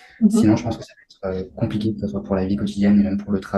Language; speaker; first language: French; native; French